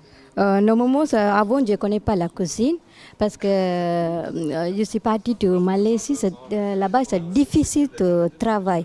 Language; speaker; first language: French; non-native, learner; Tamil